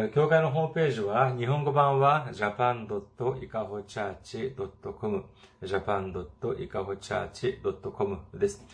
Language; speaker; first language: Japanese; non-native, fluent; Korean